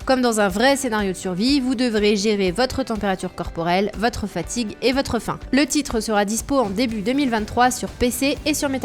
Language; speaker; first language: French; native; French